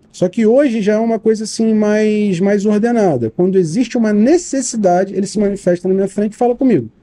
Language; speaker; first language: Portuguese; native; Portuguese